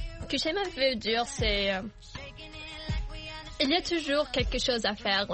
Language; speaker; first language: French; non-native, learner; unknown